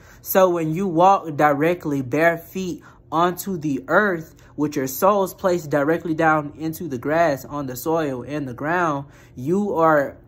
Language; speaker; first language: English; native; English